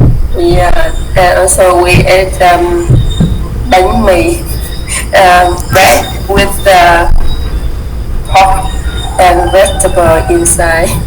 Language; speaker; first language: English; non-native, learner; Vietnamese